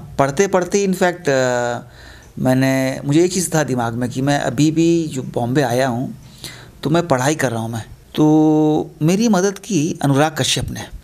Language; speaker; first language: Hindi; native; Hindi